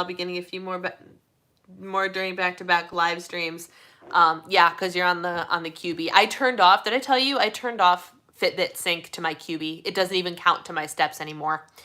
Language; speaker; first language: English; native; English